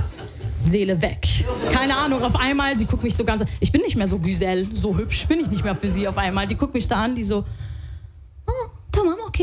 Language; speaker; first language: German; early bilingual, other home language; Arabic